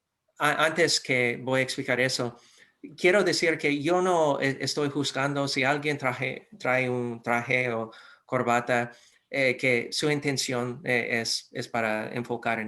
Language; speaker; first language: Spanish; non-native, fluent; English